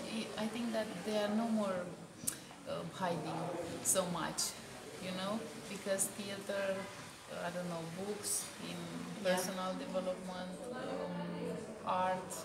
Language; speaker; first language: English; non-native, fluent; Romanian